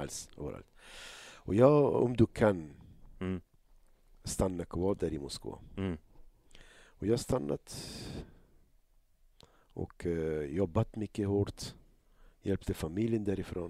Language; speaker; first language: Swedish; non-native, learner; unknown